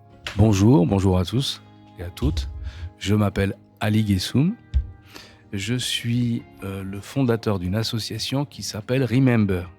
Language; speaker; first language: French; native; French